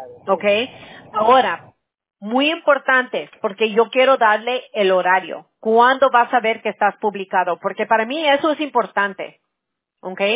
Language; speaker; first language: Spanish; early bilingual, heritage; Spanish